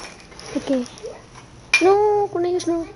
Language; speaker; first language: Spanish; native; Spanish